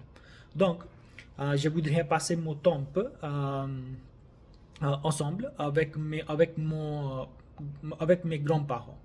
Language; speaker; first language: French; non-native, learner; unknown